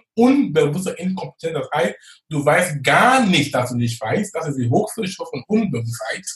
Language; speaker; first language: German; non-native, fluent; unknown